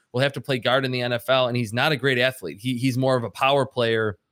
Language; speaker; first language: English; native; English